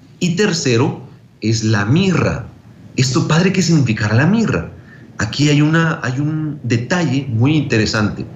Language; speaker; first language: Spanish; native; Spanish